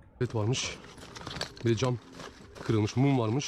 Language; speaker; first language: Turkish; native; Turkish